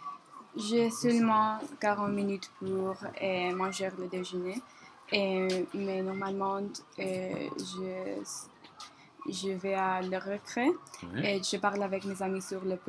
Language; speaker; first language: French; non-native, learner; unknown